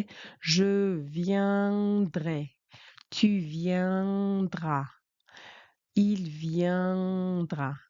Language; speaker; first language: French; non-native, fluent; Mongolian